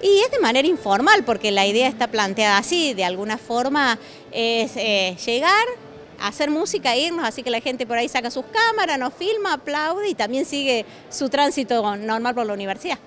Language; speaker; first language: Spanish; native; Spanish